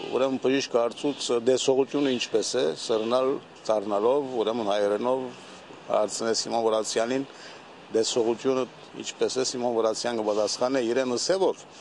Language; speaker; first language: Armenian; early bilingual, heritage; Armenian